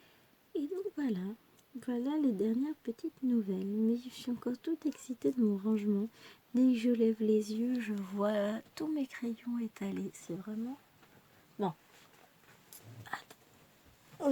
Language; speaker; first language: French; native; French